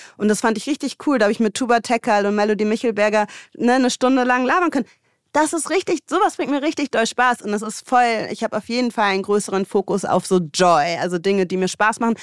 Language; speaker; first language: German; native; German